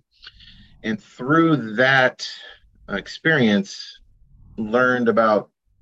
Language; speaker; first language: English; native; English